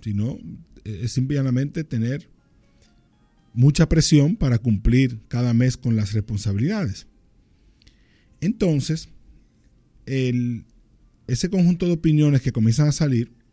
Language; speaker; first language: Spanish; native; Spanish